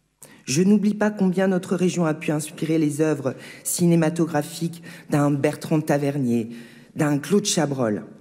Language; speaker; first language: French; native; French